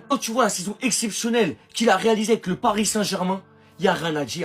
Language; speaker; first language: French; native; French